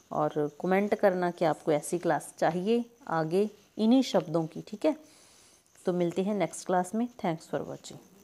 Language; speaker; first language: Hindi; native; Hindi